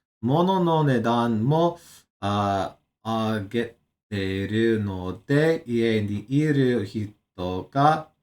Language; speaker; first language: Japanese; non-native, learner; English